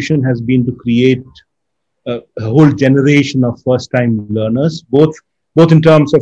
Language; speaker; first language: English; non-native, local second language; Malayalam